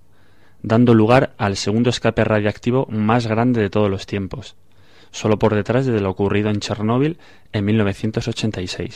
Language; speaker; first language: Spanish; native; Spanish